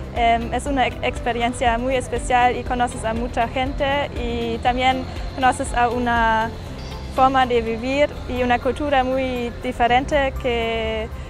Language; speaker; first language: Spanish; non-native, learner; German